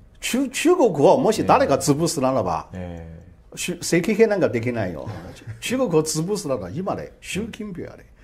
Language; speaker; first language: Japanese; non-native, fluent; Chinese